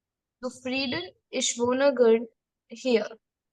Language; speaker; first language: German; non-native, learner; Hindi